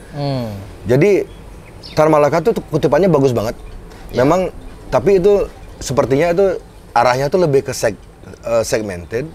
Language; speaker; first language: Indonesian; native; Indonesian